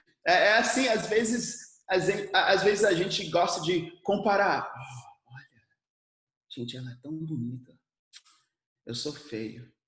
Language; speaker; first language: Portuguese; early bilingual, other home language; English